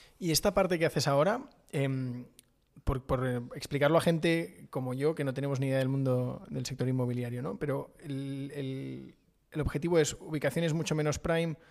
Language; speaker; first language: Spanish; native; Spanish